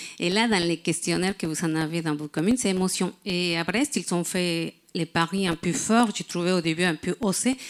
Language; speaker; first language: French; non-native, fluent; Spanish